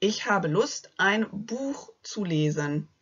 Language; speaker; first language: German; non-native, fluent; French